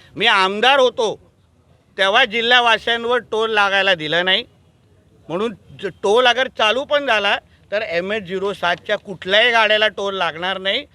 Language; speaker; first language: Marathi; native; Marathi